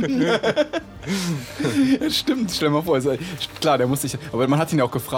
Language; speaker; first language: German; native; German